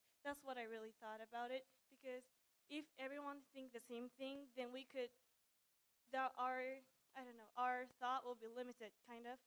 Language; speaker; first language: English; non-native, fluent; Japanese